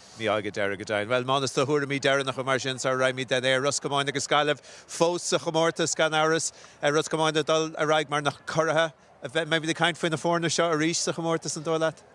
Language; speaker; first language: Irish; native; Irish